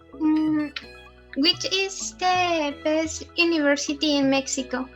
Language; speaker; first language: English; non-native, learner; Spanish